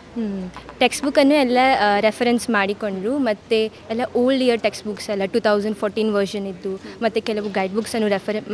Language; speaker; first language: Kannada; non-native, local second language; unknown